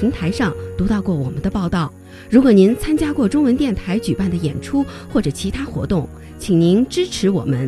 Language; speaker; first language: Chinese; native; Chinese